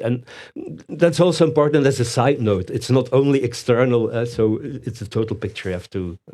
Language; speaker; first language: English; non-native, fluent; Dutch